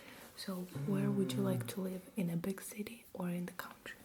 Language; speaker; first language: English; non-native, fluent; Russian